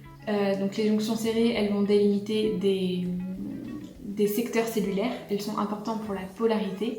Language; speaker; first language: French; native; French